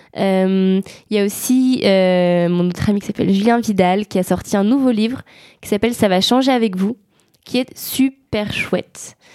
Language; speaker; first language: French; native; French